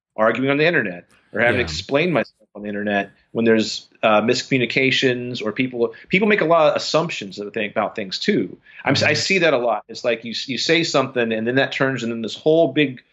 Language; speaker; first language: English; native; English